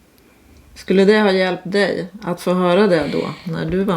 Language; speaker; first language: Swedish; native; Swedish